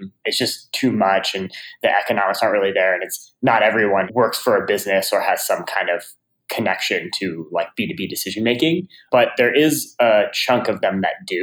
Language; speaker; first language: English; native; English